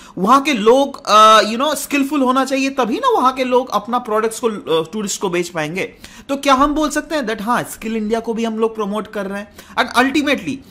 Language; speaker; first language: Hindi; non-native, local second language; Assamese